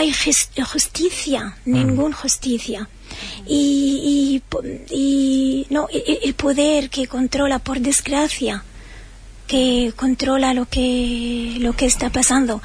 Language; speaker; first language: Spanish; non-native, fluent; Arabic